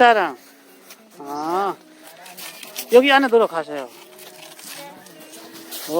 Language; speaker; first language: Korean; non-native, learner; Urdu